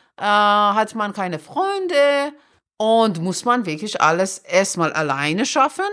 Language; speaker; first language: German; non-native, fluent; Persian